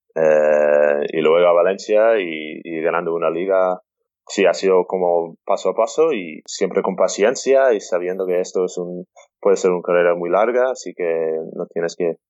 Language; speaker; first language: Spanish; non-native, fluent; English